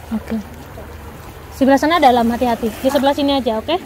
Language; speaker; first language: Indonesian; native; Indonesian